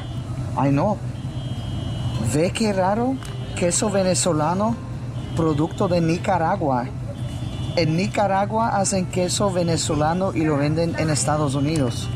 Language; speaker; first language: Spanish; non-native, fluent; Russian